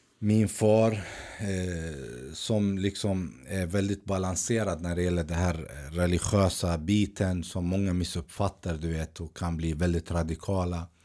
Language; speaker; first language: Swedish; early bilingual, other home language; Arabic